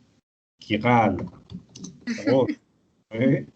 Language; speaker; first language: French; non-native, fluent; Persian